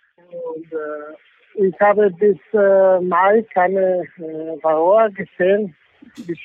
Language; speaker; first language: German; non-native, fluent; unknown